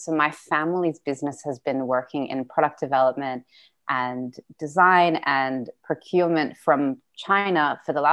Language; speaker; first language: English; non-native, local second language; Russian